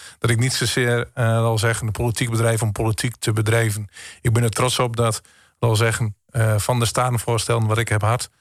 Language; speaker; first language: Dutch; native; Dutch